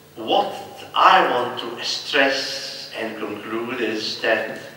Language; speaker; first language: English; non-native, fluent; Maltese